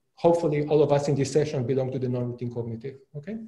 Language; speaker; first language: English; non-native, fluent; Hebrew